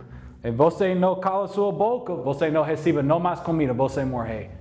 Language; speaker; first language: Portuguese; non-native, learner; English